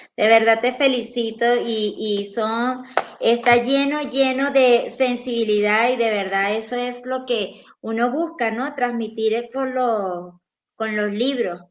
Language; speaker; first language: Spanish; native; Spanish